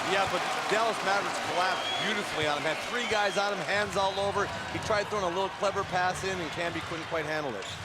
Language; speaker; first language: English; native; English